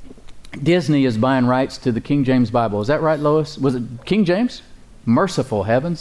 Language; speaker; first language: English; native; English